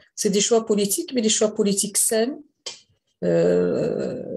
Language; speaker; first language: French; non-native, local second language; Arabic